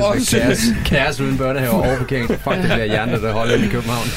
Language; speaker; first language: Danish; native; Danish